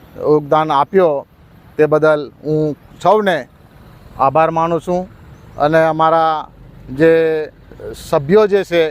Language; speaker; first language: Gujarati; non-native, local second language; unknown